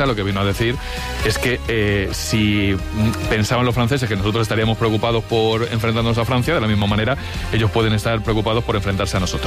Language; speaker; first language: Spanish; native; Spanish